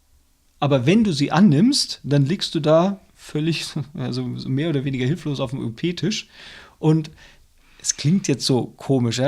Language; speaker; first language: German; native; German